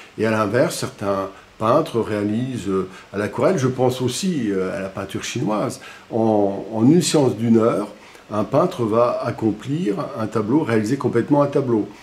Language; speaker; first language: French; native; French